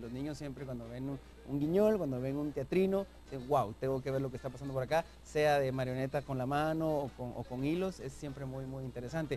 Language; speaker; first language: Spanish; native; Spanish